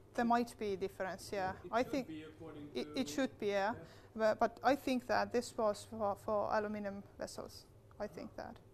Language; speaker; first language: English; non-native, fluent; Estonian